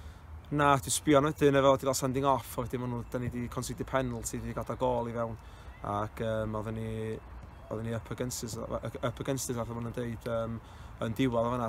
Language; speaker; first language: Welsh; native; Welsh